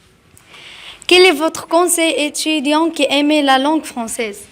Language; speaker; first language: French; non-native, learner; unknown